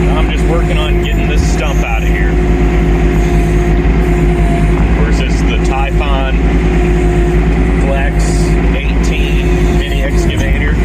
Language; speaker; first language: English; native; English